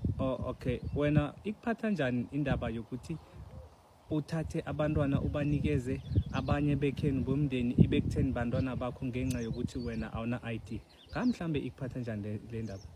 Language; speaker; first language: Zulu; non-native, local second language; South Ndebele